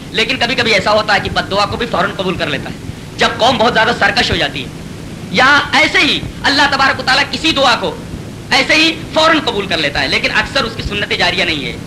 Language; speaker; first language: Urdu; native; Urdu